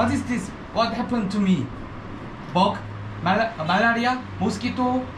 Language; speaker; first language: English; non-native, learner; Korean